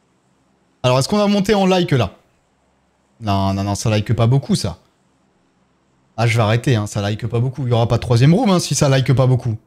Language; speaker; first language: French; native; French